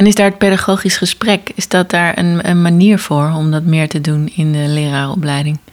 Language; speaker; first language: Dutch; native; Dutch